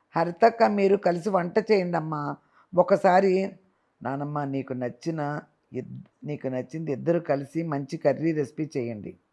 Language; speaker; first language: Telugu; native; Telugu